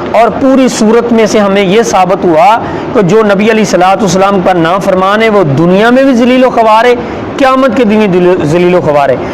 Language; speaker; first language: Urdu; non-native, local second language; Punjabi